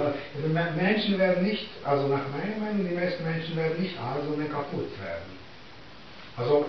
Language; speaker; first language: German; non-native, fluent; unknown